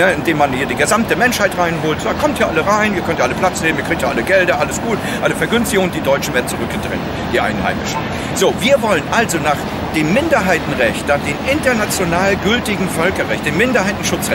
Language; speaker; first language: German; native; German